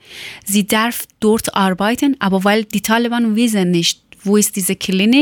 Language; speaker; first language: German; non-native, learner; Persian